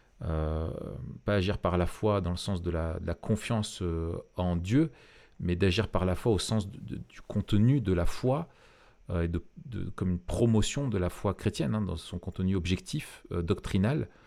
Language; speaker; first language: French; native; French